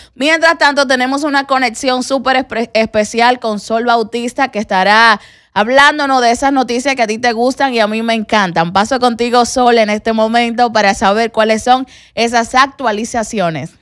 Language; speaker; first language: Spanish; native; Spanish